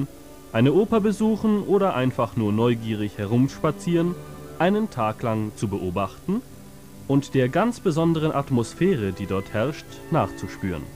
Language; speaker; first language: German; native; German